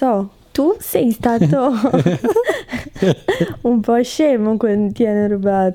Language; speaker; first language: Italian; non-native, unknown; Portuguese